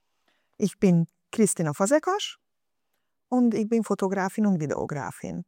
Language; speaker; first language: German; non-native, fluent; Hungarian